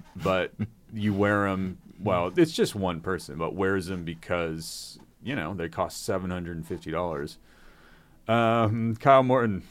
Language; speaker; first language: English; native; English